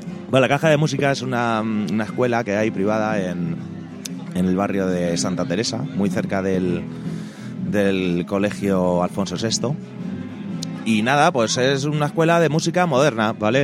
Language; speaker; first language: Spanish; native; Spanish